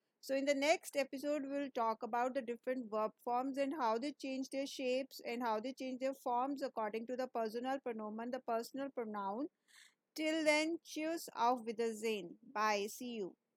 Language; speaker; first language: English; non-native, local second language; Hindi